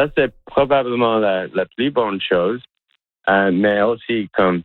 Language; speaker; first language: French; non-native, local second language; English